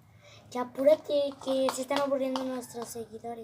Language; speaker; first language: Spanish; native; Spanish